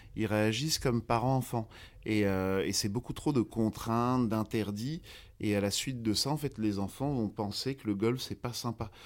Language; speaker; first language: French; native; French